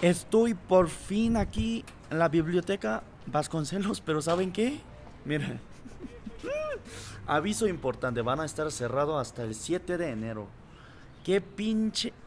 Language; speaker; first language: Spanish; non-native, fluent; Korean